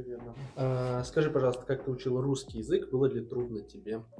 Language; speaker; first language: Russian; native; Russian